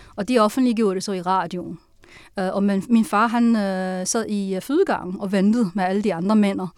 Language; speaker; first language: Danish; non-native, fluent; Chinese